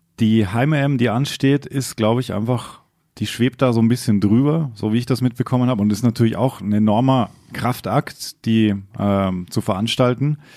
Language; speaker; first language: German; native; German